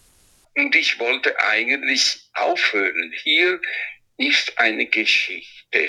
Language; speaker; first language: German; non-native, fluent; Italian